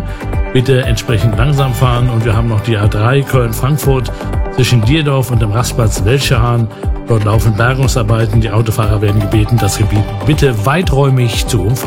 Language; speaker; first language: German; native; German